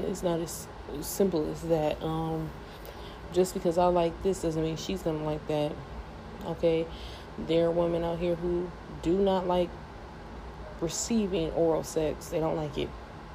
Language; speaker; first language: English; native; English